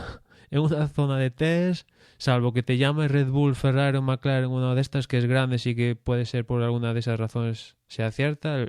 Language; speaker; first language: Spanish; native; Spanish